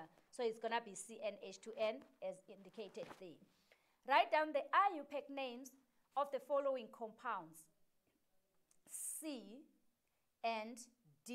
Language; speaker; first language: English; non-native, local second language; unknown